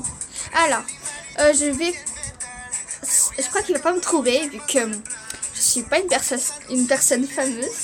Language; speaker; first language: French; early bilingual, other home language; Portuguese